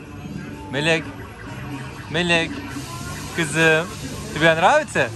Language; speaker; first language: Russian; non-native, learner; Turkish